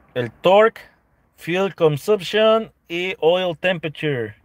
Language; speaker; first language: Spanish; native; Spanish